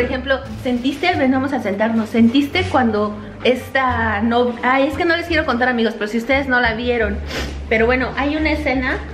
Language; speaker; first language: Spanish; native; Spanish